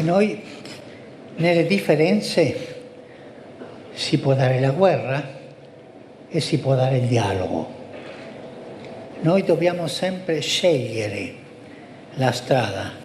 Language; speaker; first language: Italian; non-native, fluent; Spanish